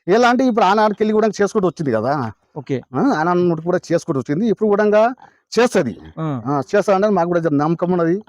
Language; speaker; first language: Telugu; non-native, local second language; Lambadi